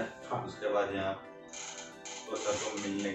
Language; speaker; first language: Hindi; non-native, local second language; Gujarati